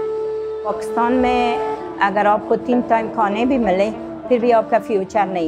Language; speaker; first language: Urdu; non-native, fluent; Persian